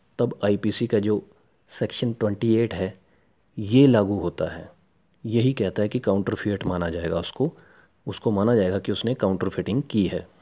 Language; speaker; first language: Hindi; non-native, local second language; Punjabi